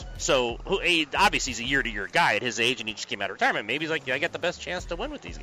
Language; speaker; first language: English; native; English